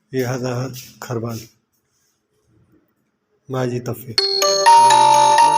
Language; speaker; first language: Arabic; non-native, learner; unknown